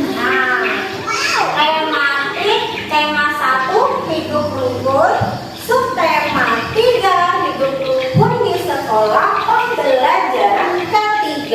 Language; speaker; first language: Indonesian; native; Indonesian